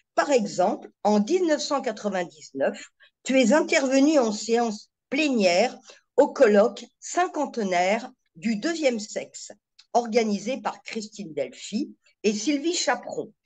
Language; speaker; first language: French; native; French